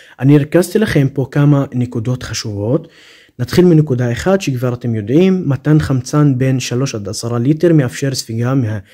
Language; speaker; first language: Hebrew; non-native, local second language; Arabic